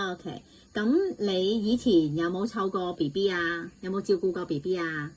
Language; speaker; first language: Cantonese; native; Cantonese